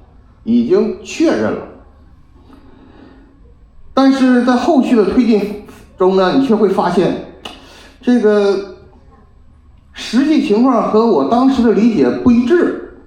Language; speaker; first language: Chinese; native; Chinese